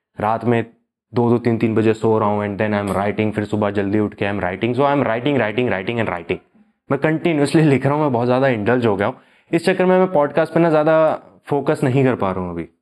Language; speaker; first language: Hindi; native; Hindi